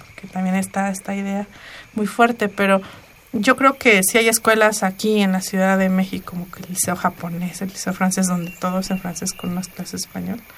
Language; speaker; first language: Spanish; non-native, local second language; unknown